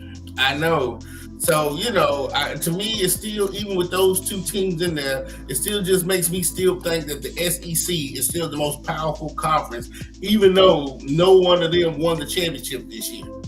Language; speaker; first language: English; native; English